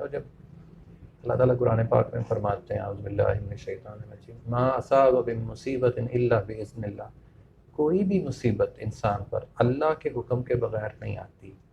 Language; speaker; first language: Urdu; non-native, local second language; Punjabi